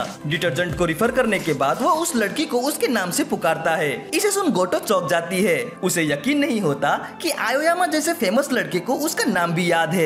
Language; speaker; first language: Hindi; native; Hindi